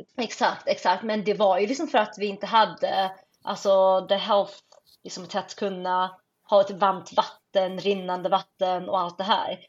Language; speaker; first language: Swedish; native; Swedish